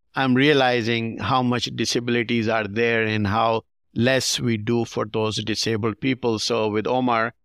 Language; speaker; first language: English; non-native, local second language; Urdu